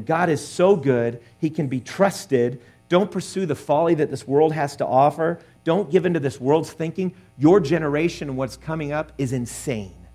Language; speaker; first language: English; native; English